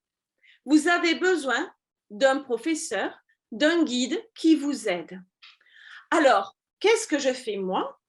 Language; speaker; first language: French; native; French